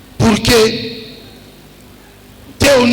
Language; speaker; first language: Portuguese; non-native, learner; Lingala